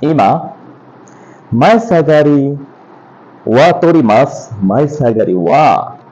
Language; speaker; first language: Japanese; non-native, learner; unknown